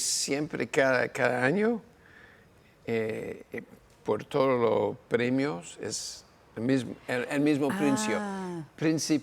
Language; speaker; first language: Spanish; non-native, learner; English